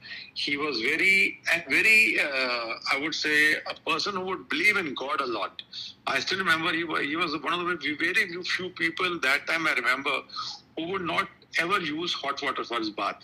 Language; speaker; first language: English; non-native, local second language; Kashmiri